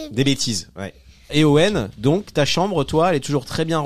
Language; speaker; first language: French; native; French